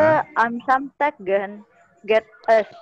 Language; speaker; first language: German; non-native, learner; Indonesian